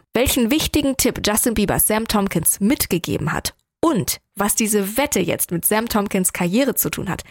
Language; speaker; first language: German; native; German